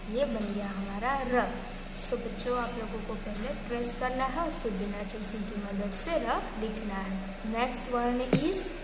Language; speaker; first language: Hindi; non-native, local second language; Gujarati